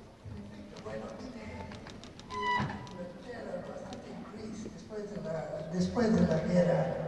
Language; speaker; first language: Spanish; non-native, fluent; English